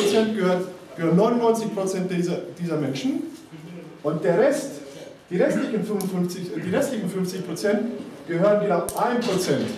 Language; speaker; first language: German; native; German